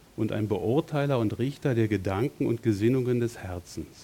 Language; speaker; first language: German; native; German